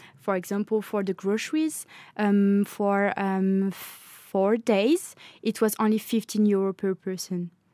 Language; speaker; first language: English; non-native, fluent; French